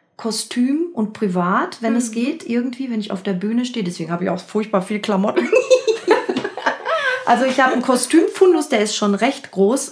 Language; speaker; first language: German; native; German